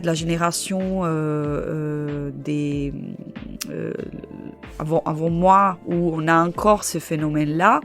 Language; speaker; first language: French; native; French